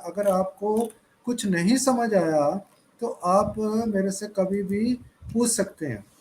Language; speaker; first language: Hindi; native; Hindi